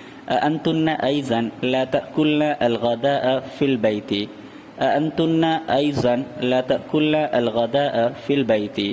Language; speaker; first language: Arabic; non-native, fluent; Urdu